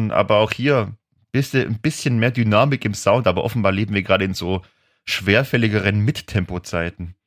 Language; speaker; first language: German; native; German